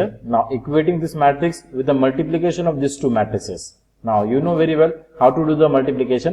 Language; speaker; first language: English; non-native, local second language; Hindi